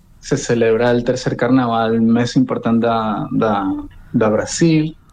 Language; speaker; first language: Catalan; non-native, learner; Spanish